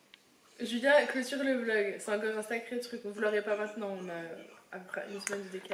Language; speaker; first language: French; native; French